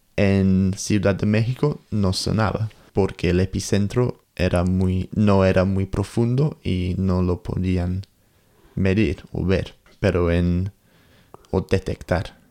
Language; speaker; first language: Spanish; non-native, learner; English